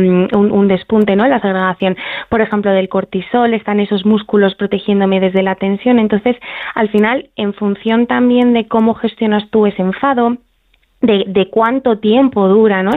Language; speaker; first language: Spanish; native; Spanish